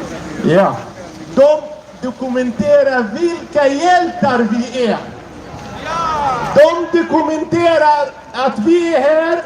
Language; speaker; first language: Swedish; non-native, fluent; Arabic